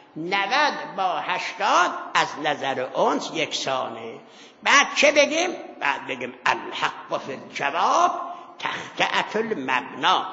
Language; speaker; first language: Persian; non-native, local second language; Azerbaijani